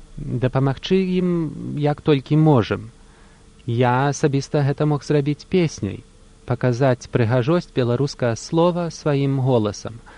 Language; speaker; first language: Belarusian; early bilingual, heritage; Belarusian